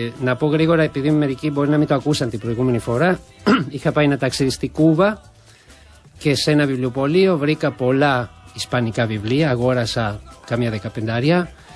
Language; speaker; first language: Greek; non-native, fluent; Spanish